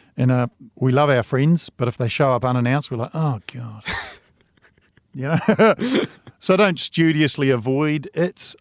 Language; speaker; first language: English; native; English